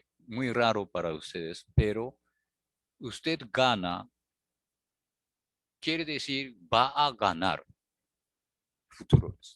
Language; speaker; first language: Spanish; non-native, learner; Japanese